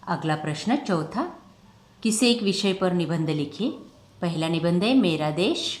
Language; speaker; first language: Hindi; non-native, local second language; Marathi